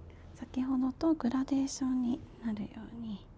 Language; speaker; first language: Japanese; native; Japanese